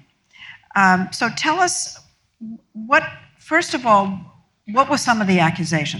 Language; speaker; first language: English; native; English